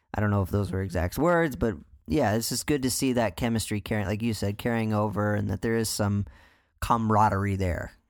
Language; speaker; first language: English; native; English